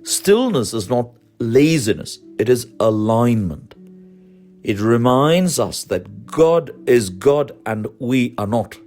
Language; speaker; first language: English; non-native, local second language; Malayalam